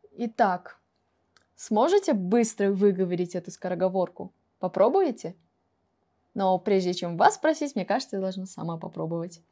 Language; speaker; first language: Russian; non-native, local second language; Kara-Kalpak